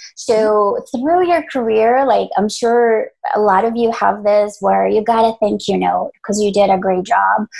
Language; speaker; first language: English; early bilingual, other home language; Spanish